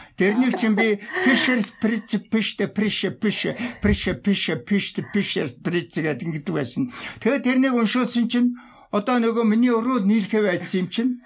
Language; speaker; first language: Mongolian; non-native, local second language; Tuvinian